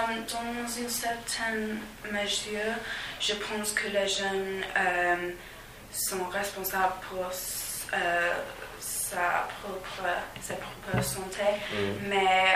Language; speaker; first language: French; non-native, learner; English